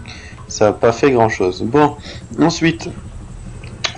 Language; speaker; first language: French; native; French